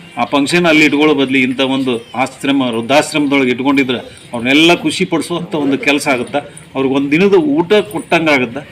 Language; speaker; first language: Kannada; native; Kannada